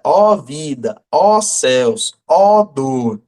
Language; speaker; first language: Portuguese; native; Portuguese